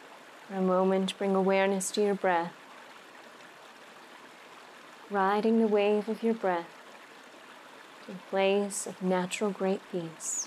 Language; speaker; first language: English; native; English